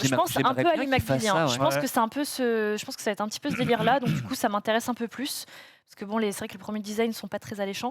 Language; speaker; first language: French; native; French